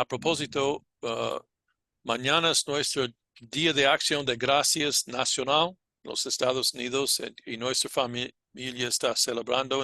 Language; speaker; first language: Spanish; non-native, fluent; English